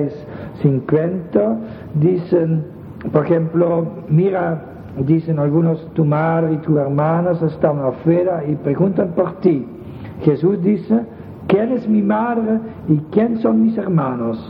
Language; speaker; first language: Spanish; non-native, fluent; Dutch